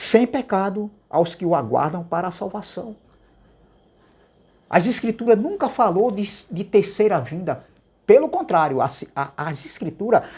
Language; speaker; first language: Portuguese; native; Portuguese